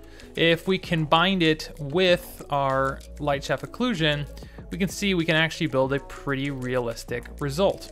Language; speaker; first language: English; native; English